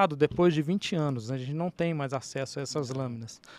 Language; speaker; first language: Portuguese; native; Portuguese